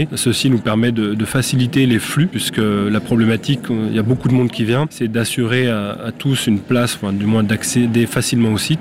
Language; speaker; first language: French; native; French